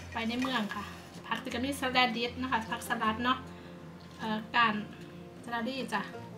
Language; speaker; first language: Thai; native; Thai